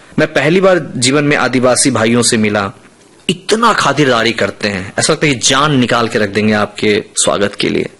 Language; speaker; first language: Hindi; non-native, local second language; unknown